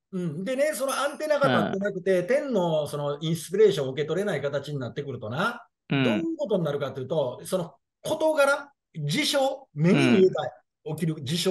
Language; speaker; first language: Japanese; native; Japanese